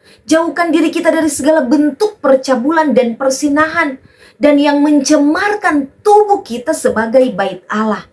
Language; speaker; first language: Indonesian; native; Indonesian